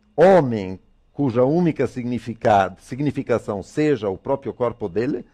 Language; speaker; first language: Portuguese; non-native, fluent; Italian